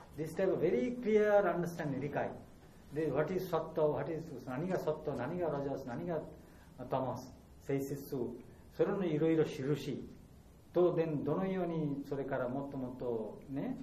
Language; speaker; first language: English; non-native, local second language; Bangla